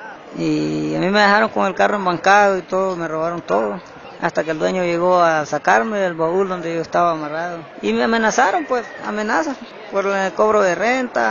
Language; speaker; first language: Spanish; native; Spanish